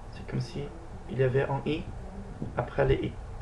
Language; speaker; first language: French; non-native, fluent; Portuguese